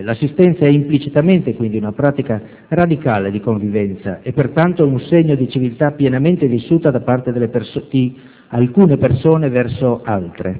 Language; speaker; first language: Italian; native; Italian